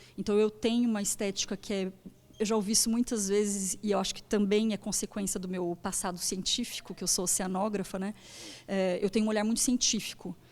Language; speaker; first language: Portuguese; native; Portuguese